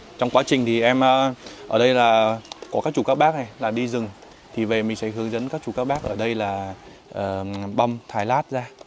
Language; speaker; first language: Vietnamese; non-native, local second language; Tày